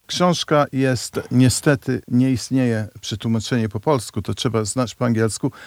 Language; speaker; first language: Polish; non-native, fluent; English